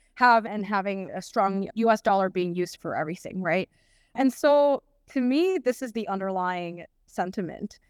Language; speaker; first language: English; native; English